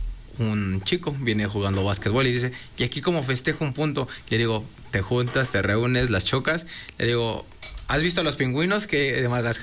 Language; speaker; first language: Spanish; native; Spanish